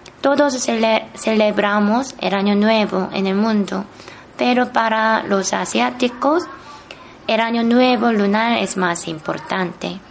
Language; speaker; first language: Spanish; non-native, fluent; Korean